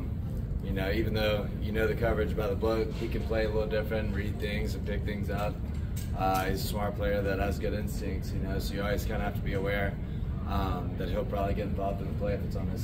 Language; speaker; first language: English; native; English